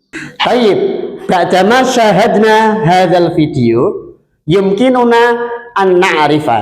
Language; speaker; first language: Arabic; non-native, fluent; Indonesian